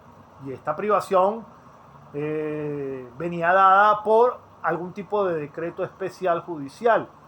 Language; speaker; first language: Spanish; native; Spanish